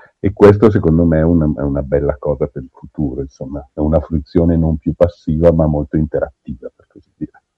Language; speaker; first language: Italian; native; Italian